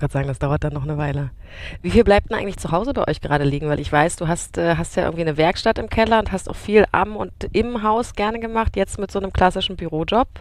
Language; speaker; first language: German; native; German